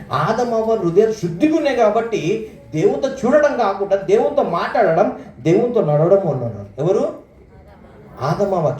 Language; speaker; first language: Telugu; non-native, local second language; Marathi